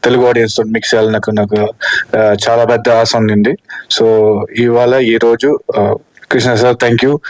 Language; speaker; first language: Telugu; early bilingual, heritage; Telugu